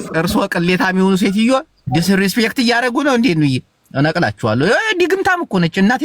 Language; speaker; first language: Amharic; native; Amharic